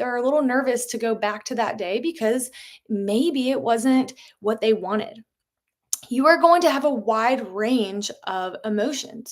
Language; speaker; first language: English; native; English